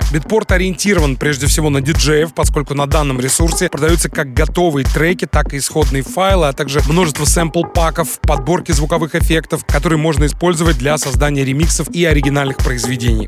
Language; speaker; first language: Russian; native; Russian